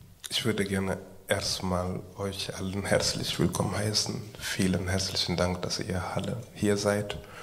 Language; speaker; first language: German; non-native, fluent; Wolof